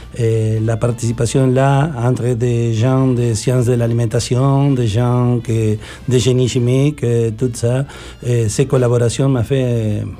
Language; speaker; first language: French; non-native, fluent; Spanish